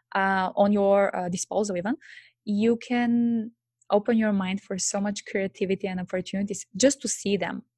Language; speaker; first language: English; non-native, fluent; Bulgarian